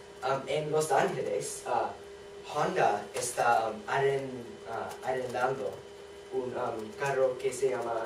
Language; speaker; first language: Spanish; non-native, learner; English